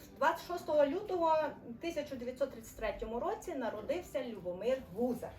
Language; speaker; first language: Ukrainian; native; Ukrainian